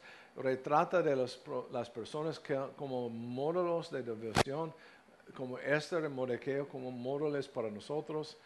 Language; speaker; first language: Spanish; non-native, fluent; English